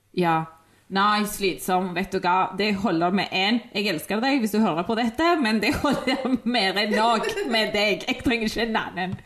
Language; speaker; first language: Norwegian; non-native, fluent; Spanish